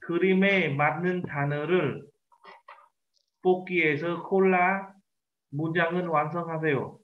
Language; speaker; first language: Korean; non-native, fluent; Vietnamese